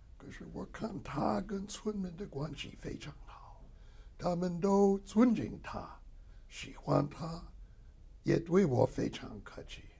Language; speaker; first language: Chinese; non-native, fluent; English